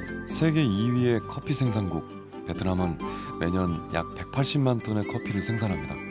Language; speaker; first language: Korean; native; Korean